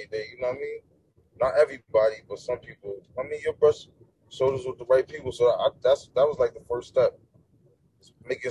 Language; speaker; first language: English; native; English